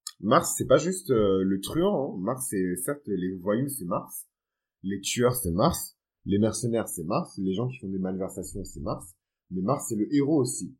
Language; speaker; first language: French; early bilingual, other home language; Fon